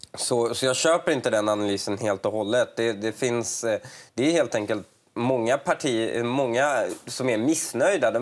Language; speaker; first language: Swedish; early bilingual, other home language; Persian